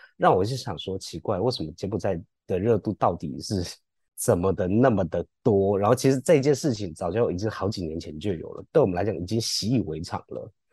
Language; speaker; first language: Chinese; native; Chinese